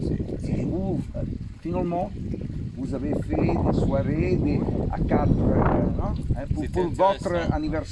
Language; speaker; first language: French; non-native, learner; Italian